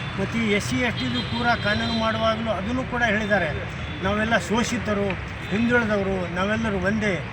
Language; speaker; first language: Kannada; non-native, local second language; Lambadi